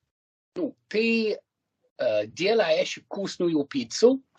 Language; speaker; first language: Russian; non-native, fluent; English